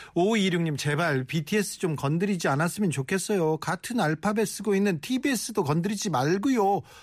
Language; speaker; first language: Korean; native; Korean